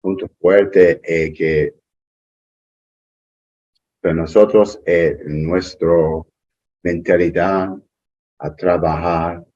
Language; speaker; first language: Spanish; non-native, learner; English